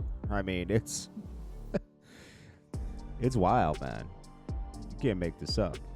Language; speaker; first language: English; native; English